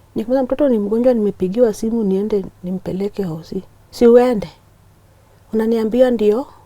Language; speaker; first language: Swahili; non-native, local second language; Luo (Kenya and Tanzania)